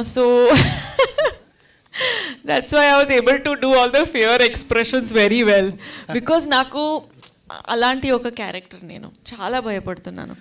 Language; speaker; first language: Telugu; non-native, learner; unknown